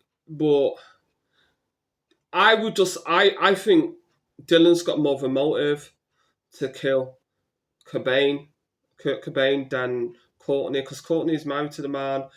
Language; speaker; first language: English; native; English